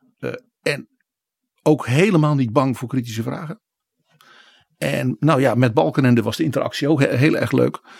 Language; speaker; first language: Dutch; native; Dutch